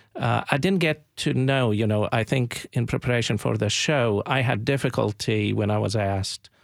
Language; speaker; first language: English; non-native, fluent; Arabic